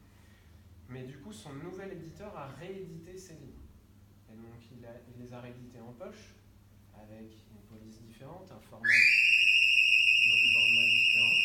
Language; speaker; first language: French; native; French